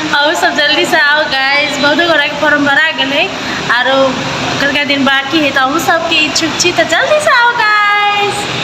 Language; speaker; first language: Maithili; non-native, local second language; Nepali